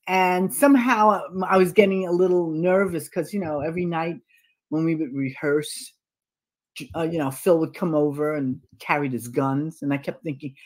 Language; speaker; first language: English; native; English